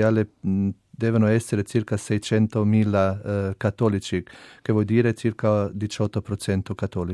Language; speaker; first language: Italian; non-native, fluent; Albanian